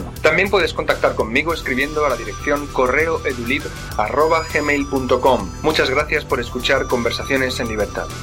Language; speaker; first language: Spanish; native; Spanish